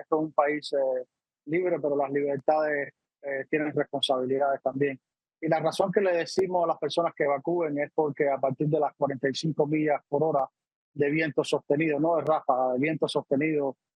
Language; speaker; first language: Spanish; native; Spanish